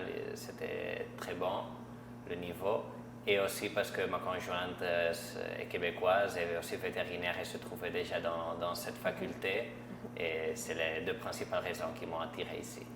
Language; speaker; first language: French; non-native, fluent; Catalan